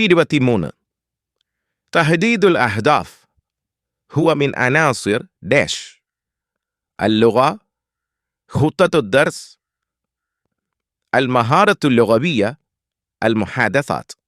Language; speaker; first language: Arabic; non-native, fluent; Malayalam